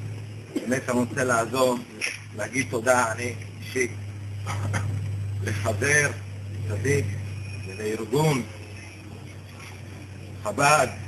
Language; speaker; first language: Hebrew; early bilingual, other home language; Romanian